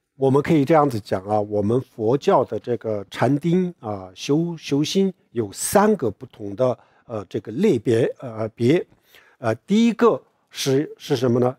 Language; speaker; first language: Chinese; non-native, local second language; Tibetan